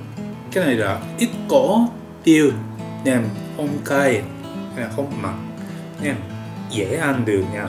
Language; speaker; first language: Vietnamese; non-native, learner; Japanese